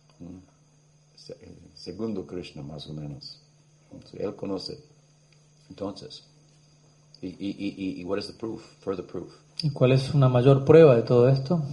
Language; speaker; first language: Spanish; non-native, learner; English